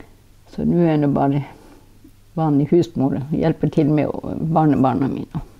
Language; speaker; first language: Norwegian; non-native, local second language; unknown